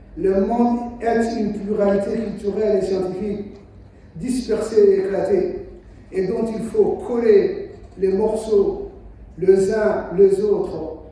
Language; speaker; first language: French; non-native, local second language; Somali